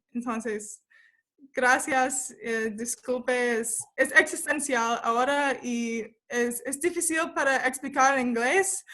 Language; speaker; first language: Spanish; non-native, learner; English